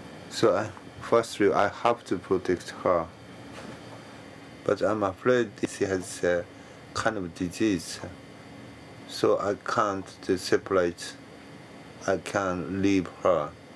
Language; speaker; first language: English; non-native, learner; Japanese